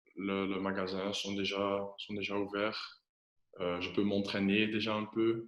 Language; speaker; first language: French; non-native, local second language; Dutch